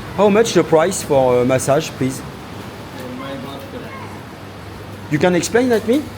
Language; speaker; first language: English; non-native, learner; French